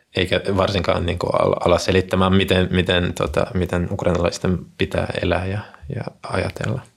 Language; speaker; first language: Finnish; non-native, fluent; Russian